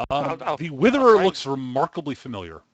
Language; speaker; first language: English; native; English